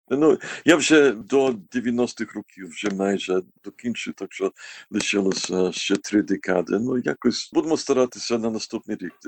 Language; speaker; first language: Ukrainian; early bilingual, heritage; Ukrainian